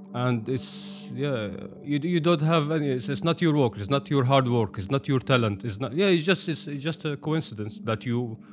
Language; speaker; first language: English; non-native, fluent; Arabic